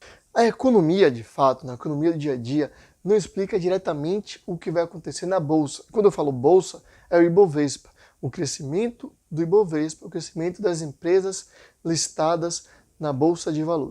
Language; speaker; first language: Portuguese; native; Portuguese